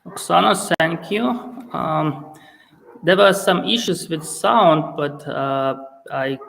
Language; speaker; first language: English; non-native, fluent; Ukrainian